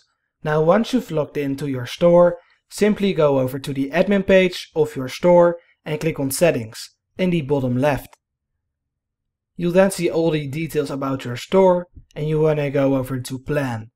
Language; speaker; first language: English; non-native, fluent; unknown